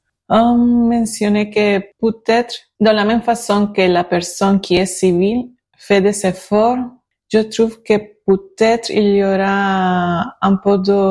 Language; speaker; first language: French; non-native, learner; Spanish